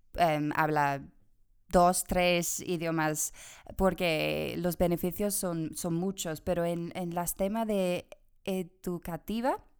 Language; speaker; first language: Spanish; non-native, fluent; English